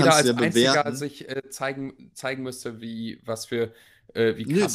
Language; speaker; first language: German; native; German